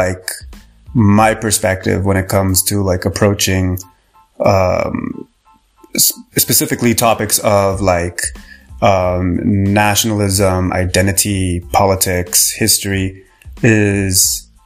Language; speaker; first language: English; native; English